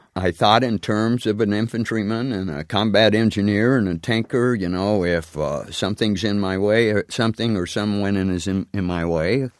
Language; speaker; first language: English; native; English